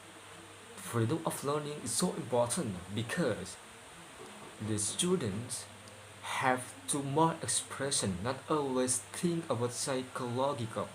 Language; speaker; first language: English; non-native, learner; Indonesian